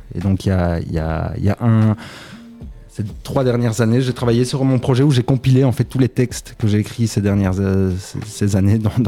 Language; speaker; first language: French; native; French